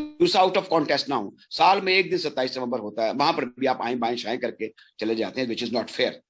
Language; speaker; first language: Urdu; non-native, local second language; Punjabi